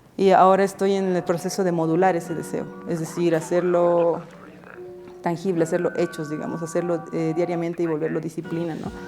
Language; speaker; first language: Spanish; early bilingual, other home language; Russian